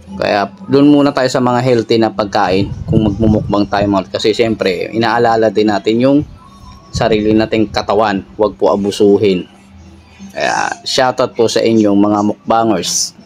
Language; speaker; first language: Filipino; native; Filipino